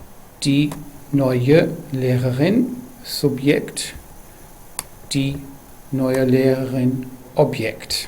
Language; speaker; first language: German; non-native, fluent; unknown